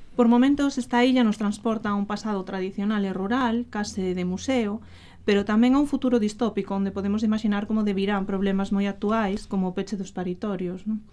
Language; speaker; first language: Galician; native; Galician